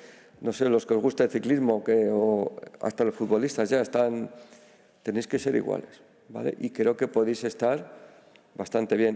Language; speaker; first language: Spanish; native; Spanish